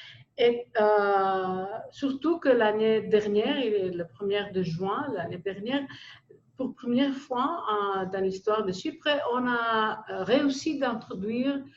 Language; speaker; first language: French; non-native, fluent; Greek